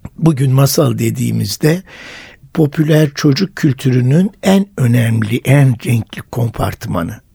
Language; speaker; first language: Turkish; native; Turkish